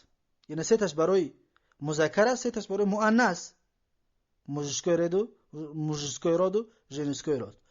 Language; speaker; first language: Persian; native; Persian